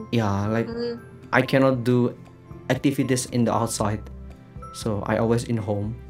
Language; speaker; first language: English; non-native, learner; Indonesian